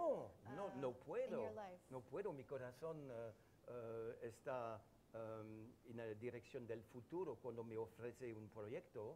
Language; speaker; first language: Spanish; non-native, fluent; French